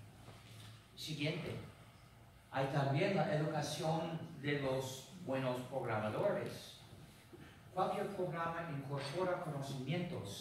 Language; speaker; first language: Spanish; non-native, fluent; English